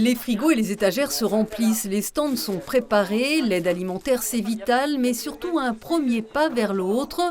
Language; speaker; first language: French; native; French